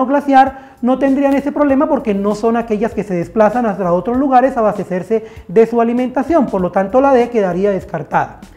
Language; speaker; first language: Spanish; native; Spanish